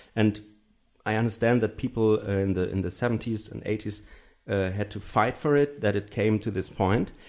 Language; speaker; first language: English; non-native, fluent; German